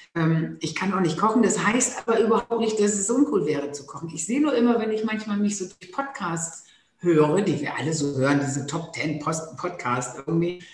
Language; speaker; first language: German; non-native, local second language; Low German